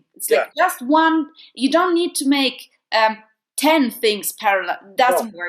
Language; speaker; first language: English; non-native, fluent; German